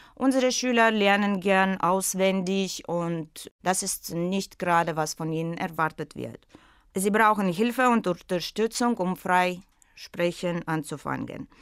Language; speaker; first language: German; non-native, fluent; Russian